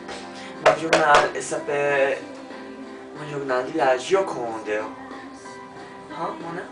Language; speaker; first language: French; non-native, learner; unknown